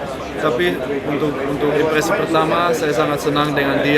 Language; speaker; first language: Indonesian; non-native, fluent; Dutch